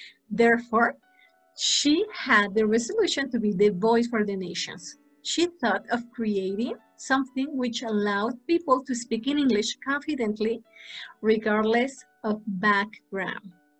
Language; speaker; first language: English; non-native, fluent; Spanish